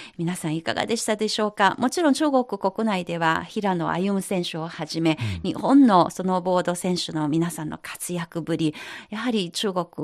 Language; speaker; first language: Japanese; non-native, fluent; Chinese